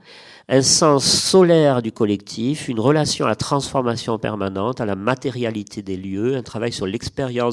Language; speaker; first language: French; native; French